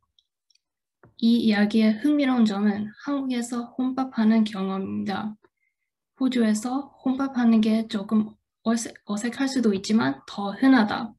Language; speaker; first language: Korean; non-native, fluent; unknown